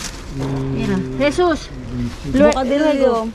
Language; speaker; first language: Spanish; non-native, learner; Filipino